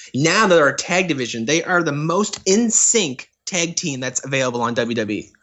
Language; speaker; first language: English; native; English